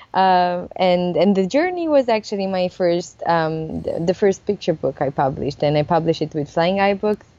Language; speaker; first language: English; non-native, fluent; Italian